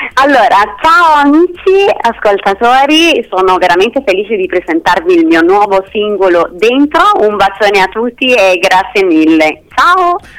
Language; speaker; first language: Italian; non-native, fluent; Spanish